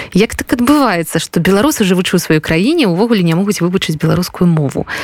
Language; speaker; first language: Belarusian; native; Belarusian